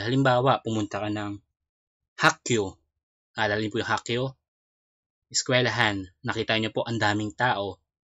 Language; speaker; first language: Filipino; native; Filipino